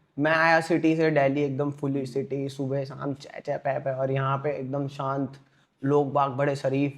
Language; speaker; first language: Hindi; native; Hindi